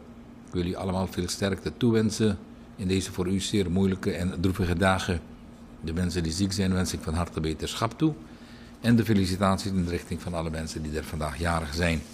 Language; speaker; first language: Dutch; native; Dutch